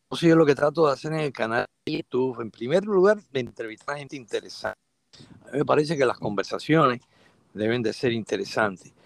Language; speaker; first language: Spanish; native; Spanish